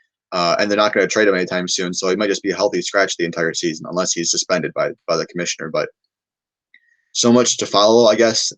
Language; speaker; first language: English; native; English